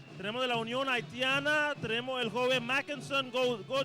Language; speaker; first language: Spanish; native; Spanish